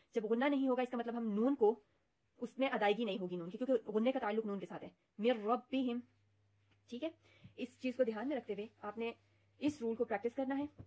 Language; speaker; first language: Urdu; native; Urdu